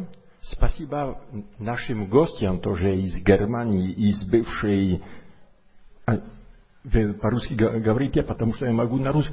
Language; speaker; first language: Russian; non-native, fluent; French